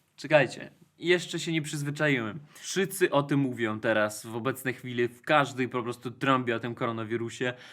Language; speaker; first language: Polish; non-native, fluent; Russian